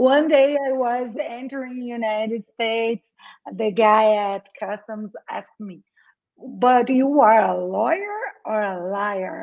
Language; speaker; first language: English; non-native, fluent; Portuguese